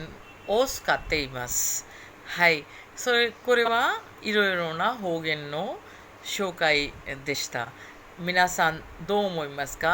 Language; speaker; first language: Japanese; non-native, fluent; Hindi